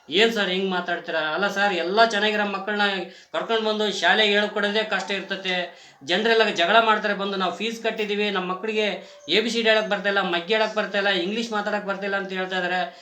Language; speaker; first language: Kannada; native; Kannada